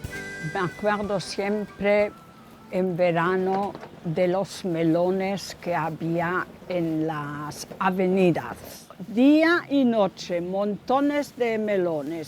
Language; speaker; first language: Spanish; non-native, fluent; German